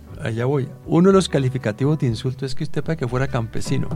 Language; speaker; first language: Spanish; native; Spanish